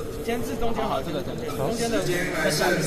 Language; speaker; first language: Chinese; native; Chinese